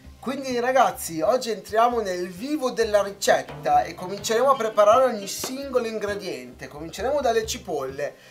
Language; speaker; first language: Italian; non-native, fluent; Persian